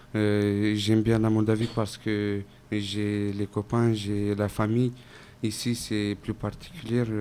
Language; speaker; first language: French; non-native, fluent; Romanian